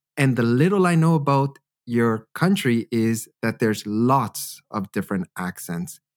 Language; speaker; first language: English; native; English